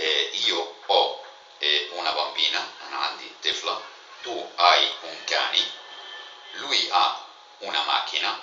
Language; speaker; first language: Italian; non-native, fluent; Arabic